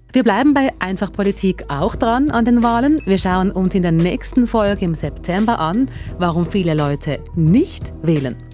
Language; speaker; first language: German; native; German